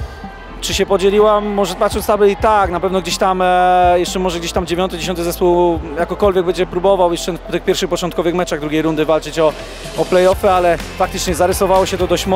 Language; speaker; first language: Polish; native; Polish